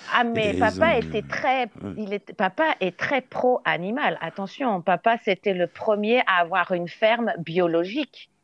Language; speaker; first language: French; native; French